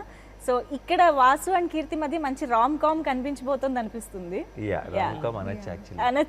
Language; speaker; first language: Telugu; native; Telugu